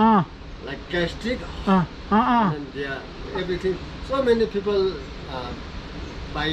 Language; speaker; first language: English; non-native, learner; Sherpa